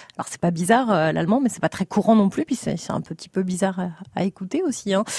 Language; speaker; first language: French; native; French